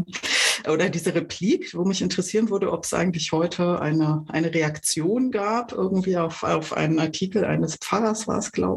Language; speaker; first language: German; native; German